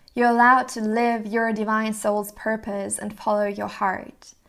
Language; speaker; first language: English; non-native, fluent; German